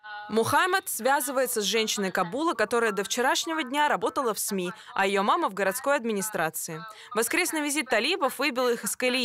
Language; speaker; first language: Russian; native; Russian